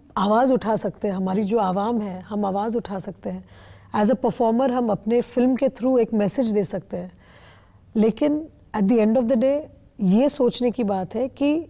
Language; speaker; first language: Hindi; non-native, local second language; Bangla